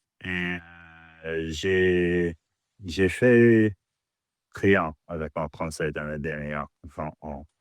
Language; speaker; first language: French; non-native, learner; English